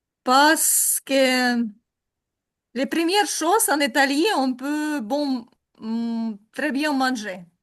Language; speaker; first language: French; non-native, learner; Ukrainian